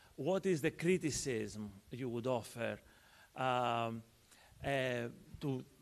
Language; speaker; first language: English; non-native, fluent; Albanian